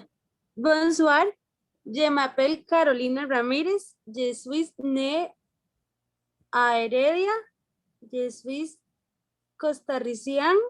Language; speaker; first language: French; non-native, learner; Spanish